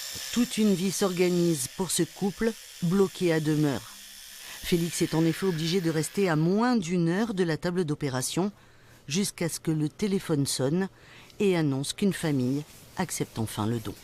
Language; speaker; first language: French; native; French